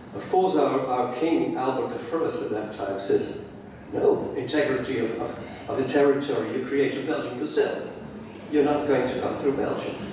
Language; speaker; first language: English; non-native, fluent; Dutch